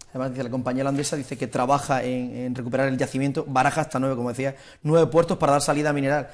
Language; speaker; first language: Spanish; native; Spanish